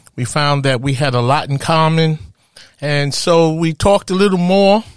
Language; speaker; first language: English; native; English